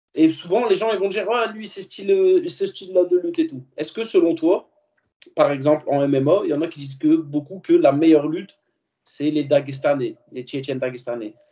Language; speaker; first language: French; native; French